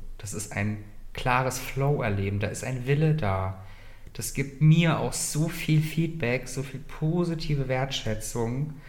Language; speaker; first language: German; native; German